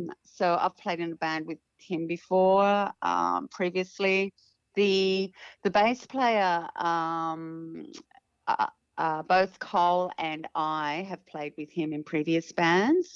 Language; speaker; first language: English; native; English